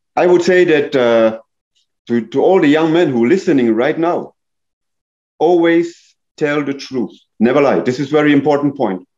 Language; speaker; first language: English; non-native, fluent; German